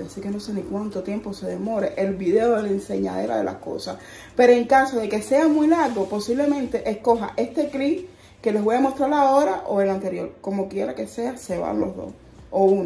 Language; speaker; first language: Spanish; native; Spanish